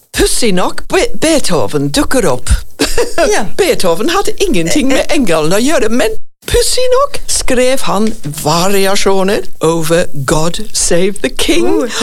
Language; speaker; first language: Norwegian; non-native, fluent; English